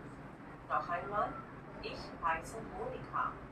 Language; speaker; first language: German; non-native, fluent; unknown